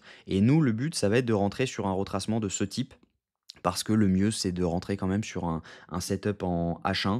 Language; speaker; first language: French; native; French